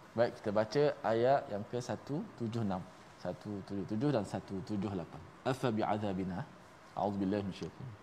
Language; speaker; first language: Malay; native; Malay